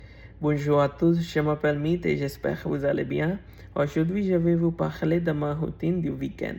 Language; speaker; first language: French; non-native, learner; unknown